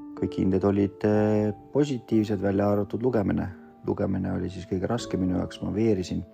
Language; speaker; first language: Estonian; early bilingual, other home language; Russian